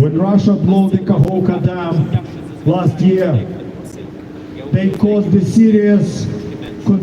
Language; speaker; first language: English; non-native, fluent; Ukrainian